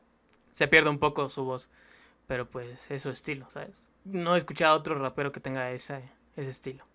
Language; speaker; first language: Spanish; native; Spanish